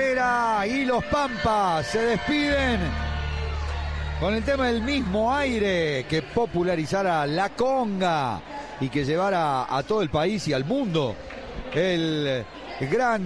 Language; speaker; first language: Spanish; native; Spanish